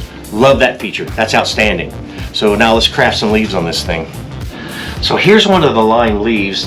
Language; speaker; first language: English; native; English